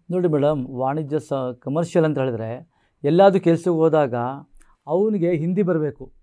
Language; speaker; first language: Kannada; non-native, local second language; Marathi